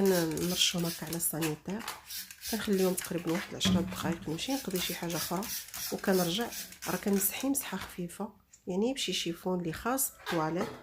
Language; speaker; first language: Arabic; native; Arabic